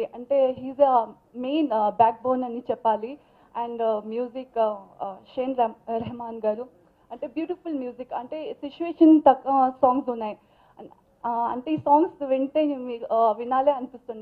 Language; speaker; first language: Telugu; non-native, fluent; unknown